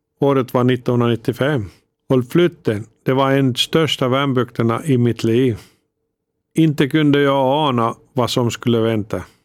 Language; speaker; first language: Swedish; non-native, fluent; Finnish